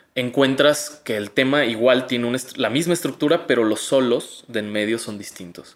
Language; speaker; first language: Spanish; native; Spanish